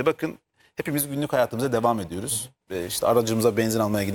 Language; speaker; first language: Turkish; native; Turkish